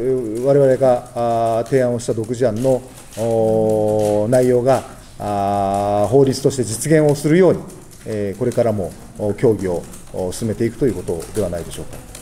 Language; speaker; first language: Japanese; native; Japanese